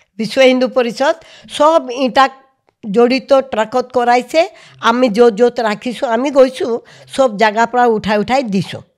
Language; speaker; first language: Assamese; non-native, local second language; Hindi